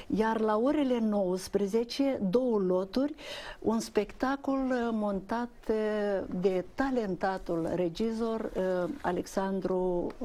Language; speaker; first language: Romanian; native; Romanian